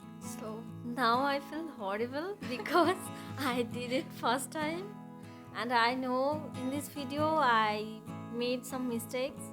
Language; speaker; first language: English; non-native, learner; Bangla